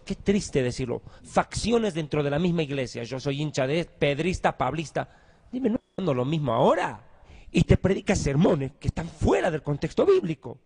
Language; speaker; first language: Spanish; native; Spanish